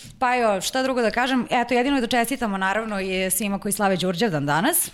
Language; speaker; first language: Serbian; native; Serbian